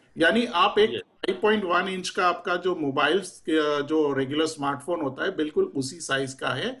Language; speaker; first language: Hindi; native; Hindi